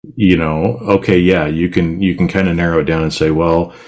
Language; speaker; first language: English; native; English